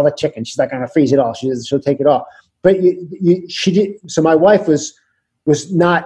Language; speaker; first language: English; native; English